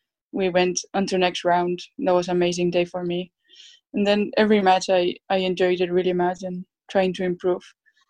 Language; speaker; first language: English; non-native, fluent; Spanish